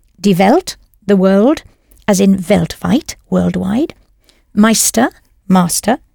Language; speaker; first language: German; non-native, fluent; English